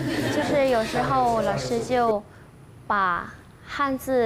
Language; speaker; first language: Chinese; non-native, learner; Lao